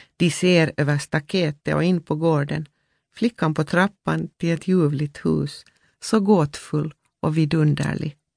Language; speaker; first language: Swedish; native; Swedish